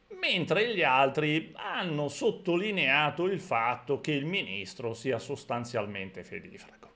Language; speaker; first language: Italian; native; Italian